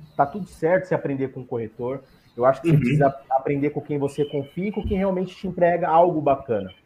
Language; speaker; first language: Portuguese; native; Portuguese